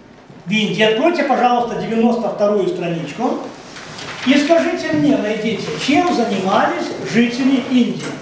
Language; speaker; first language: Russian; native; Russian